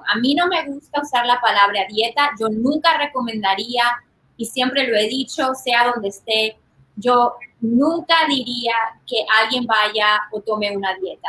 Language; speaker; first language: Spanish; early bilingual, heritage; Spanish